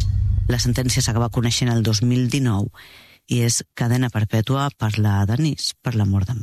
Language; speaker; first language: Catalan; native; Catalan